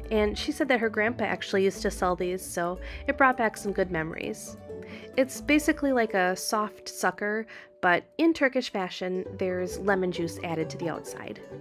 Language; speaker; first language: English; native; English